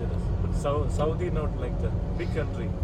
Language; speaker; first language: English; non-native, learner; Tamil